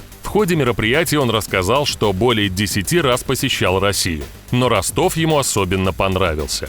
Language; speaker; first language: Russian; native; Russian